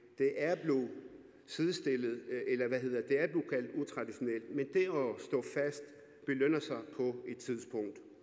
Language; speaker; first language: Danish; early bilingual, other home language; Arabic